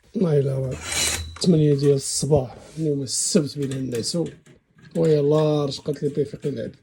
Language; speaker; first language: Arabic; native; Arabic